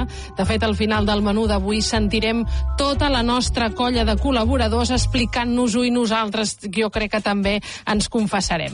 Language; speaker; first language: Catalan; native; Catalan